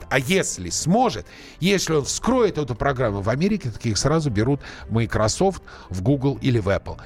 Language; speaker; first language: Russian; native; Russian